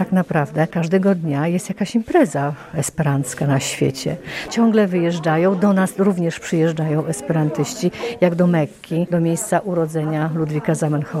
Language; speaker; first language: Polish; native; Polish